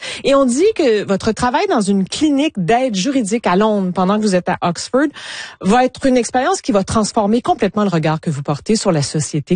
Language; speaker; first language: French; native; French